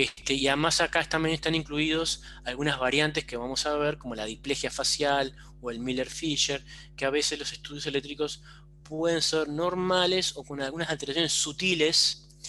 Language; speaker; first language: Spanish; native; Spanish